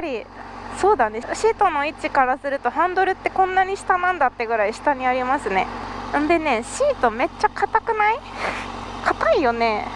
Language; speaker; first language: Japanese; native; Japanese